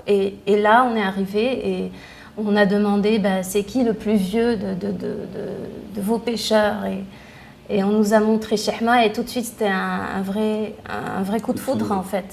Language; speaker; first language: French; non-native, local second language; Arabic